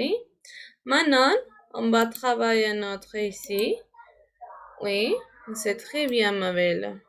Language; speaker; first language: French; non-native, fluent; Spanish